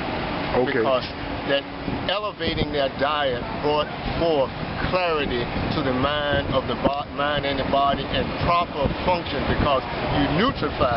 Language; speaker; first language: English; native; English